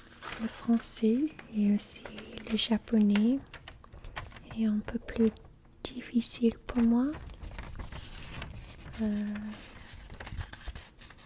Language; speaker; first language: French; non-native, learner; English